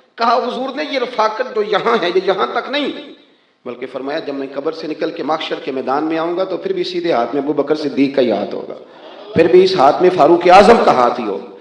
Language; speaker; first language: Urdu; non-native, local second language; Punjabi